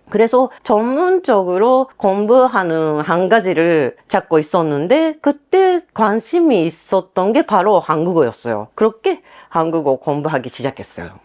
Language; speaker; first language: Korean; non-native, fluent; Japanese